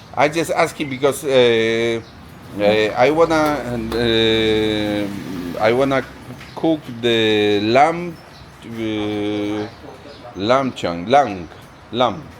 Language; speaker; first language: English; non-native, learner; Polish